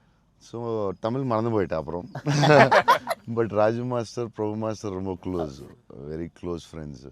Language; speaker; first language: Tamil; non-native, local second language; Telugu